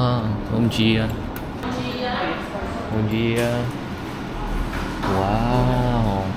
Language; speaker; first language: Portuguese; non-native, learner; Indonesian